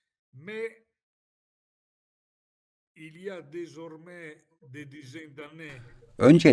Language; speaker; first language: French; non-native, fluent; Italian